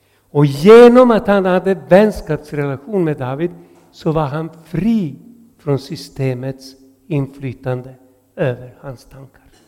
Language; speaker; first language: Swedish; non-native, fluent; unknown